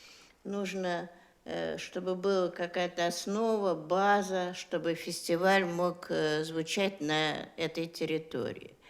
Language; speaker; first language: Russian; native; Russian